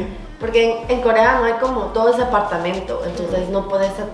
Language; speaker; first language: Spanish; early bilingual, heritage; Korean